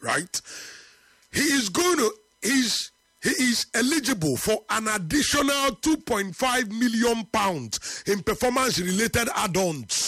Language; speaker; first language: English; non-native, local second language; Igbo